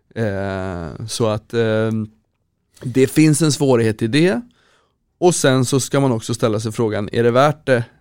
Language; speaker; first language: Swedish; native; Swedish